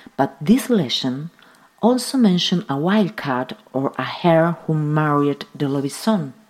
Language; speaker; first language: English; non-native, fluent; Spanish